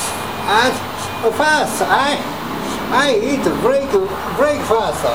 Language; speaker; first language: English; non-native, learner; Japanese